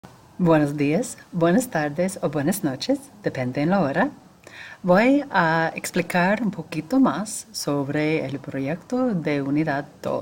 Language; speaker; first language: Spanish; non-native, fluent; English